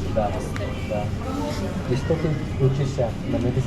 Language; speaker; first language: Russian; non-native, learner; Hindi